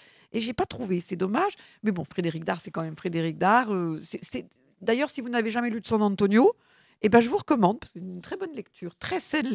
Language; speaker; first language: French; native; French